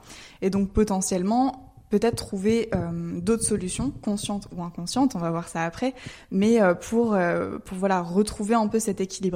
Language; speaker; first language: French; native; French